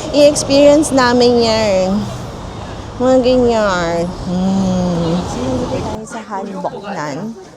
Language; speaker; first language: Filipino; native; Filipino